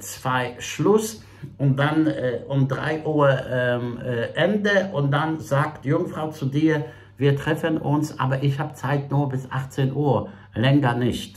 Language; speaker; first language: German; non-native, fluent; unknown